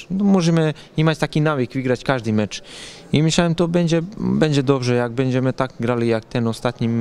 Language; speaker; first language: Polish; non-native, learner; Serbian